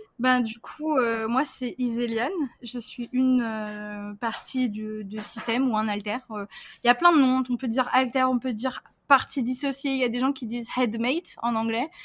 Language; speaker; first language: French; early bilingual, other home language; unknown